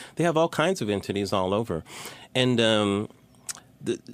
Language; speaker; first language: English; native; English